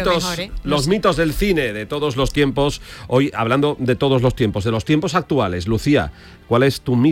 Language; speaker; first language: Spanish; native; Spanish